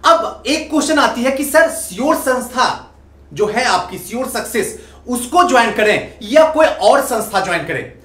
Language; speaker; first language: Hindi; native; Hindi